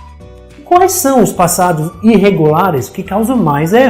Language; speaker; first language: Portuguese; non-native, fluent; English